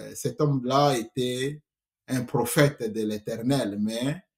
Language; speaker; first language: French; non-native, local second language; Swahili